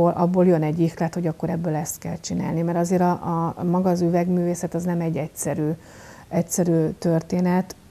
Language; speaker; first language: Hungarian; native; Hungarian